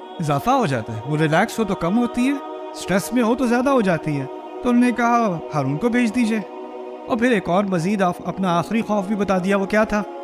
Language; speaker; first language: Urdu; early bilingual, heritage; Urdu